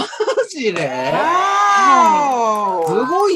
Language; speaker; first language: Japanese; native; Japanese